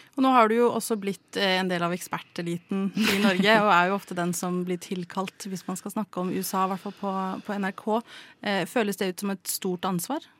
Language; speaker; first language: Norwegian; native; Norwegian